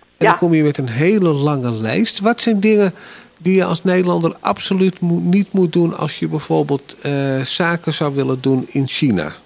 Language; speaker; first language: Dutch; native; Dutch